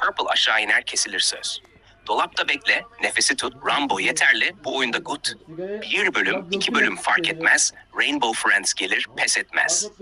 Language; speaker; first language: Turkish; native; Turkish